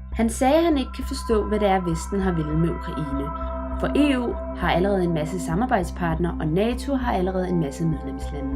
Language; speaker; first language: Danish; native; Danish